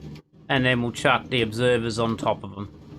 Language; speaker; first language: English; native; English